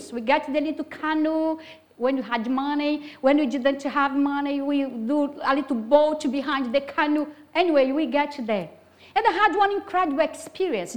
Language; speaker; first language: English; non-native, fluent; Portuguese